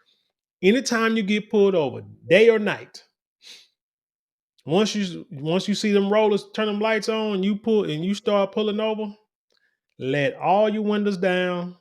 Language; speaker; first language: English; native; English